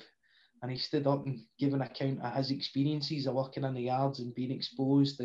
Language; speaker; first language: English; native; English